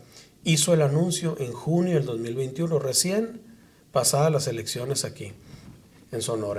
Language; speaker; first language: Spanish; native; Spanish